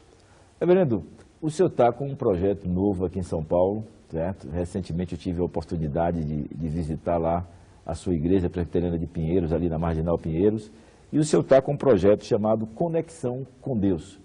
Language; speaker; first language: Portuguese; native; Portuguese